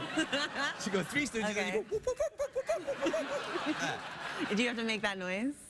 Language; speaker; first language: English; native; English